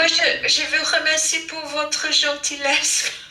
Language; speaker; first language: French; non-native, fluent; English